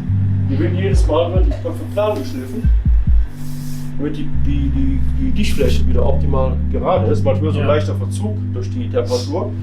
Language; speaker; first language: German; native; German